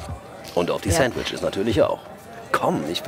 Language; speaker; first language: German; native; German